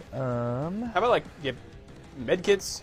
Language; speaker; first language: English; native; English